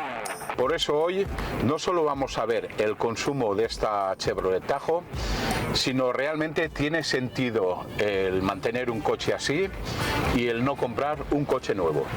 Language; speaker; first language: Spanish; native; Spanish